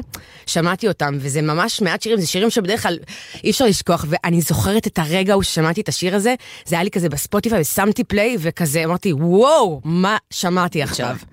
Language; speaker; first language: Hebrew; native; Hebrew